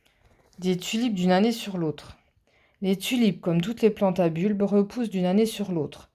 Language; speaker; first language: French; native; French